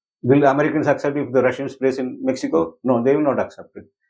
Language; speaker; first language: English; non-native, local second language; Tamil